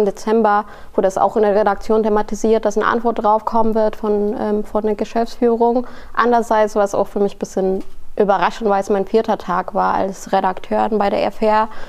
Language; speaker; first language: German; non-native, fluent; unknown